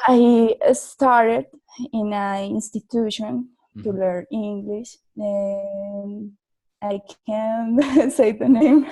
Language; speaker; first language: English; non-native, learner; Spanish